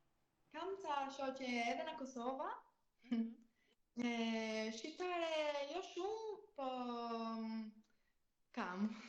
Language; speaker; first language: Albanian; early bilingual, heritage; Albanian